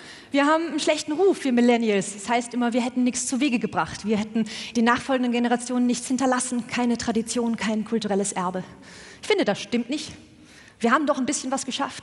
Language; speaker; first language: German; native; German